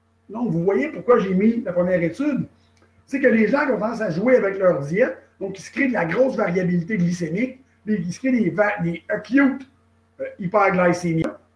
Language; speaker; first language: French; native; French